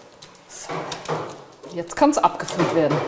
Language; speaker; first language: German; native; German